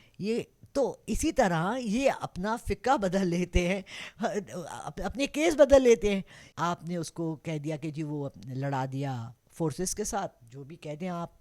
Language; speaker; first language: Urdu; non-native, local second language; Pashto